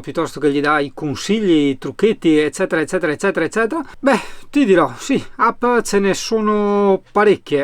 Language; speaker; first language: Italian; native; Italian